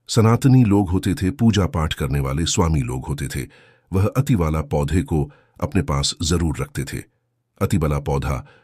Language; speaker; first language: Hindi; native; Hindi